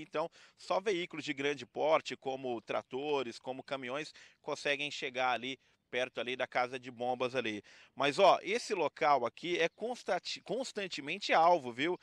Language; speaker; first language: Portuguese; native; Portuguese